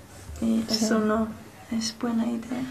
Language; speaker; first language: Spanish; non-native, learner; English